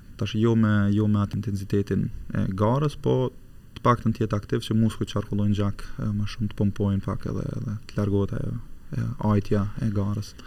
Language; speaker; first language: Albanian; native; Albanian